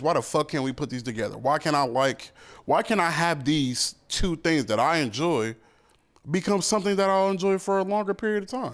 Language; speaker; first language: English; native; English